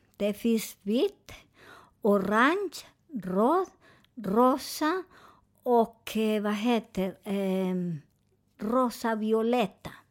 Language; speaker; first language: Swedish; non-native, fluent; Spanish